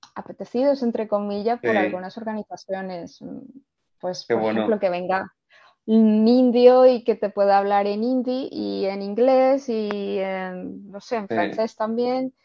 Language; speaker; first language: Spanish; native; Spanish